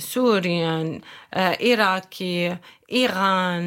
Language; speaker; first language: German; non-native, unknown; Arabic